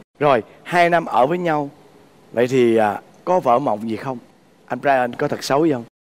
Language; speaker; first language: Vietnamese; native; Vietnamese